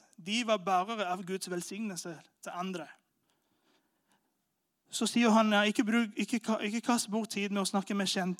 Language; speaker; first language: Norwegian; non-native, fluent; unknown